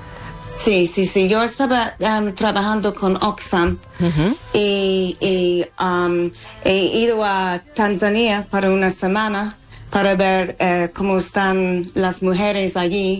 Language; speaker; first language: Spanish; non-native, fluent; English